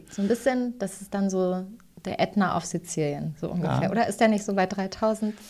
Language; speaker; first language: German; native; German